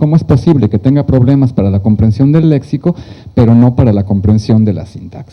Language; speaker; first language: Spanish; native; Spanish